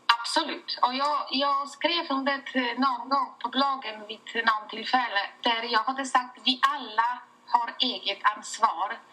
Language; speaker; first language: Swedish; non-native, fluent; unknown